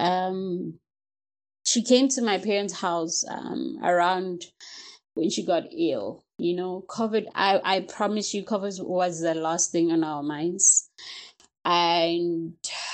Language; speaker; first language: English; non-native, local second language; Tswana